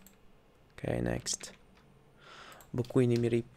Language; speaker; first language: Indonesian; non-native, learner; Russian